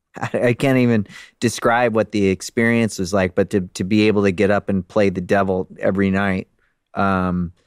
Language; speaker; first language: English; native; English